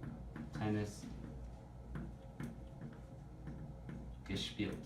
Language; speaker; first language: German; non-native, learner; English